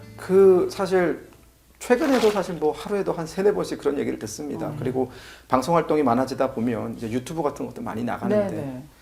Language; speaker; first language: Korean; native; Korean